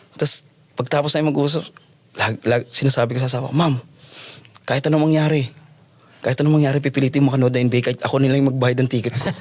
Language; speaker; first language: Filipino; native; Filipino